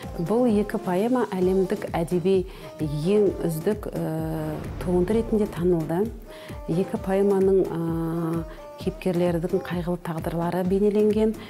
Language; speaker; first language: Kazakh; non-native, local second language; Kurdish